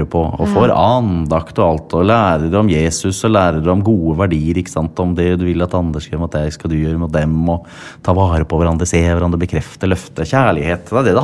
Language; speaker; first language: Norwegian; native; Norwegian